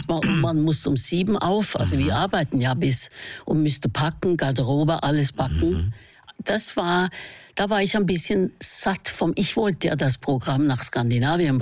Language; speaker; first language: German; non-native, fluent; Norwegian